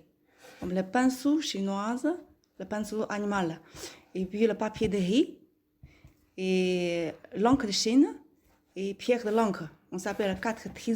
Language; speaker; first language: French; non-native, learner; Chinese